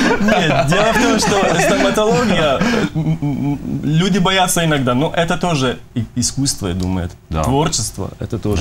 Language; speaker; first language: Russian; non-native, fluent; Persian